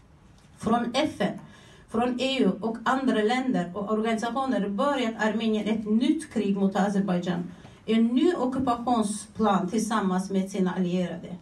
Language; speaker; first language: Swedish; non-native, fluent; Azerbaijani